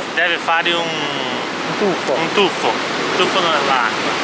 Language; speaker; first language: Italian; non-native, learner; Portuguese